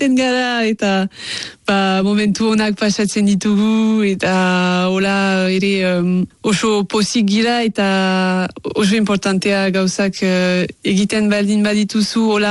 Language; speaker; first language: Basque; non-native, local second language; French